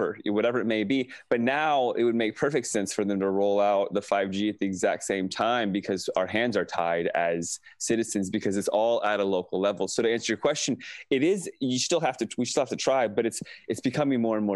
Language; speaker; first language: English; native; English